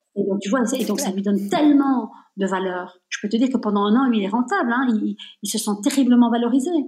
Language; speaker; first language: French; native; French